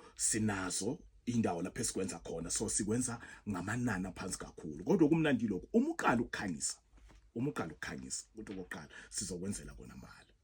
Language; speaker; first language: Zulu; non-native, local second language; South Ndebele